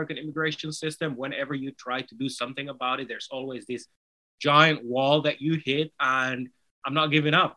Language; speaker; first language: English; non-native, fluent; Somali